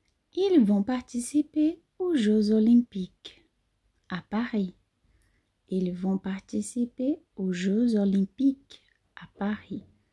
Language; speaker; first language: French; non-native, fluent; Portuguese